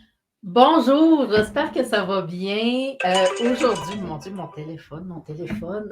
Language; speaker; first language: French; native; French